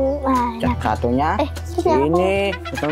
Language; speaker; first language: Indonesian; native; Indonesian